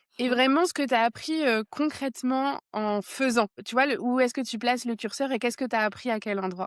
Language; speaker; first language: French; native; French